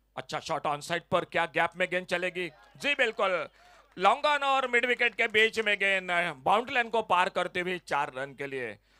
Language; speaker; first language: Hindi; non-native, local second language; Konkani